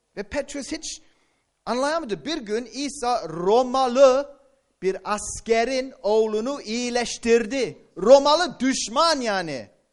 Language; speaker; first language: Turkish; non-native, fluent; English